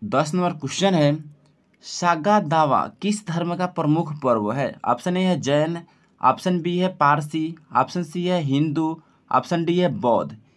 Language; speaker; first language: Hindi; native; Hindi